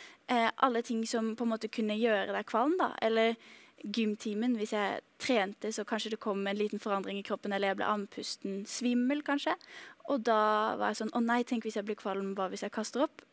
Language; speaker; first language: Norwegian; native; Norwegian